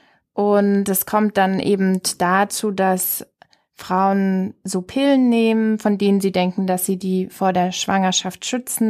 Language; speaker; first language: German; native; German